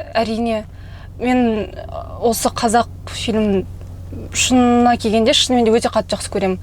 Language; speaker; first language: Kazakh; non-native, local second language; Russian